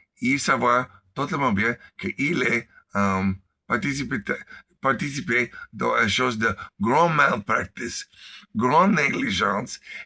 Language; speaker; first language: French; non-native, learner; English